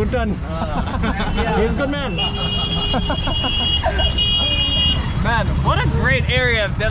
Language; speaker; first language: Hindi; non-native, learner; English